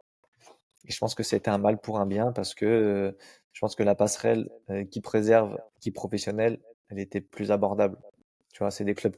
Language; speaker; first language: French; native; French